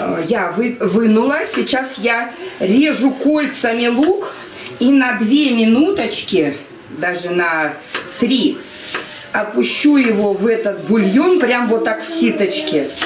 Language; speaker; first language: Russian; native; Russian